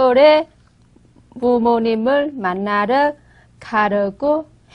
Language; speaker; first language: Korean; non-native, learner; Vietnamese